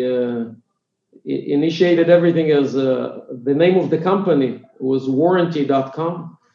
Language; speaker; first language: English; non-native, fluent; Hebrew